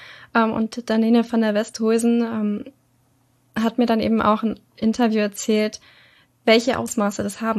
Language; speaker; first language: German; native; German